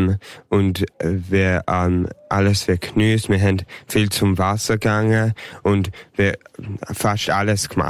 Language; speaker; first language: German; early bilingual, heritage; English